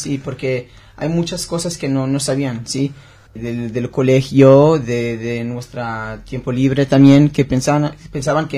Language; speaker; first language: Spanish; non-native, learner; Hebrew